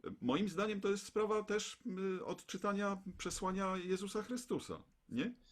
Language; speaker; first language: Polish; native; Polish